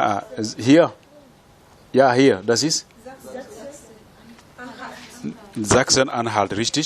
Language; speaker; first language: German; non-native, fluent; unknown